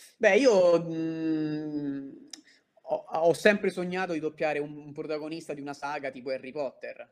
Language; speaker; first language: Italian; native; Italian